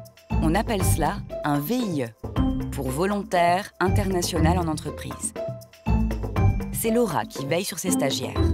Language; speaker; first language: French; native; French